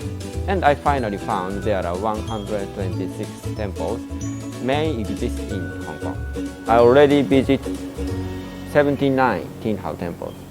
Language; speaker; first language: English; non-native, learner; Japanese